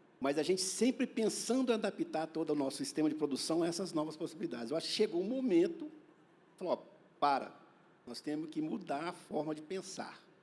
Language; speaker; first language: Portuguese; native; Portuguese